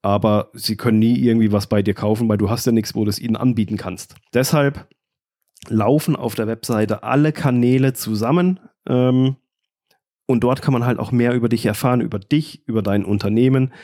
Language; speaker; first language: German; native; German